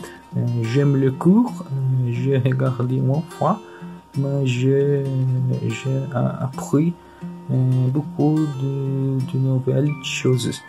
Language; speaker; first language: French; non-native, learner; Portuguese